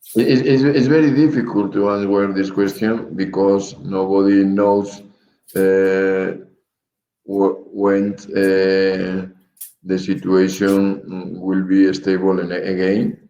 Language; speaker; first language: English; non-native, learner; Spanish